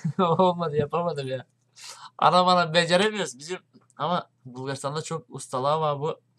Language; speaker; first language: Turkish; native; Turkish